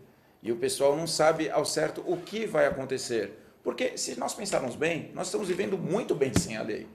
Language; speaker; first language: Portuguese; native; Portuguese